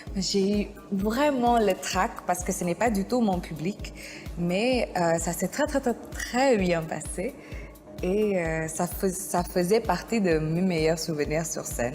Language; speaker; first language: French; non-native, fluent; Indonesian